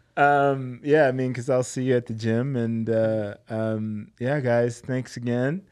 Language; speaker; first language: English; native; English